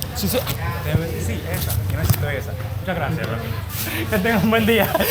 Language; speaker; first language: Spanish; non-native, learner; English